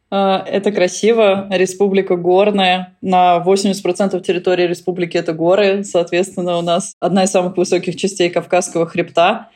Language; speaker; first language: Russian; native; Russian